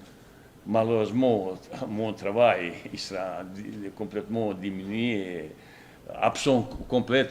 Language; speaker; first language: French; non-native, fluent; Bosnian